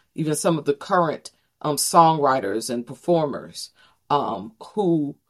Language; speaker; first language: English; native; English